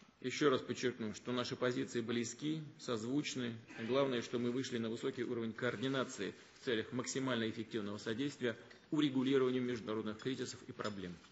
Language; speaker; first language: Russian; native; Russian